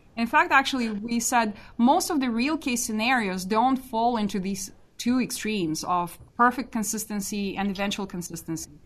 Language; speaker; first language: English; non-native, fluent; Russian